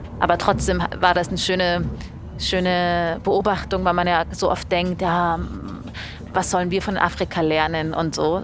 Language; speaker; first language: German; early bilingual, other home language; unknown